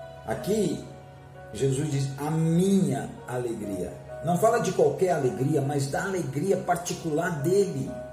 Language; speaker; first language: Portuguese; native; Portuguese